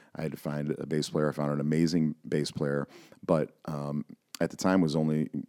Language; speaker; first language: English; native; English